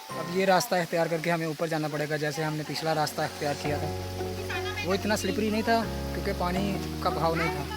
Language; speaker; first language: Urdu; non-native, local second language; Punjabi